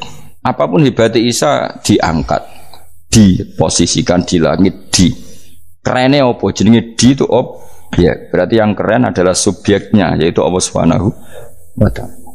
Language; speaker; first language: Indonesian; non-native, local second language; Javanese